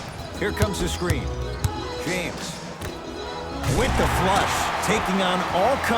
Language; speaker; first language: English; native; English